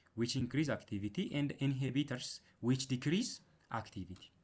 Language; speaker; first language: English; non-native, local second language; Amharic